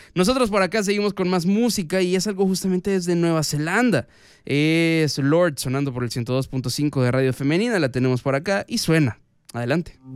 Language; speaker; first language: Spanish; native; Spanish